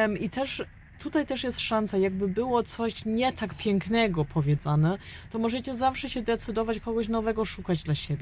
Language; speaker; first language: Polish; early bilingual, heritage; German